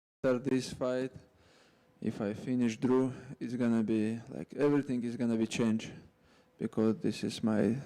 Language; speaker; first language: English; non-native, learner; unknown